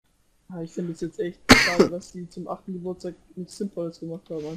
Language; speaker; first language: German; native; German